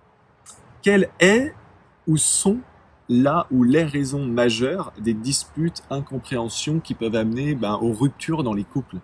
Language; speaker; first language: French; native; French